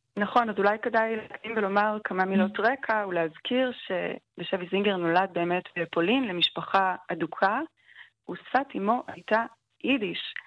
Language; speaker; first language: Hebrew; native; Hebrew